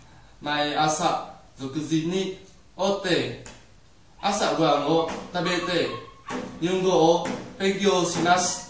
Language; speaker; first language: Japanese; non-native, learner; Vietnamese